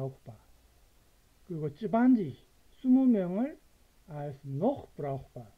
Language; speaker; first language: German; non-native, fluent; Korean